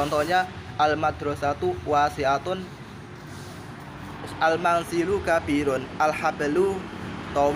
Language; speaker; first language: Arabic; non-native, learner; Indonesian